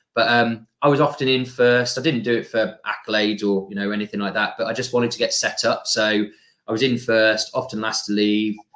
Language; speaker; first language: English; native; English